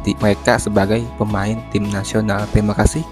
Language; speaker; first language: Indonesian; native; Indonesian